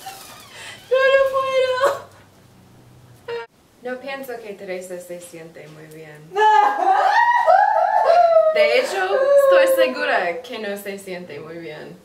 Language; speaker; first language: Spanish; non-native, learner; English